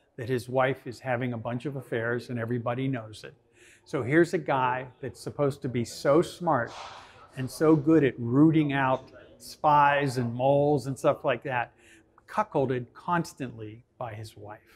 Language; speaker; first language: English; native; English